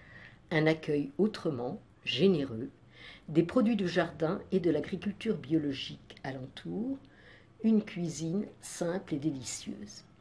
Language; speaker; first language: French; native; French